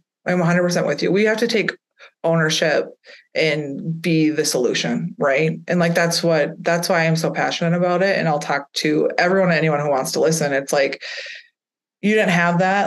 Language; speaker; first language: English; native; English